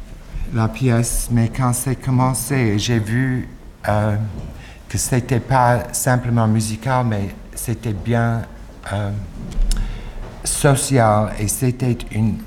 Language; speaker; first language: French; non-native, fluent; English